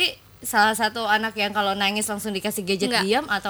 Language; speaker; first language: Indonesian; native; Indonesian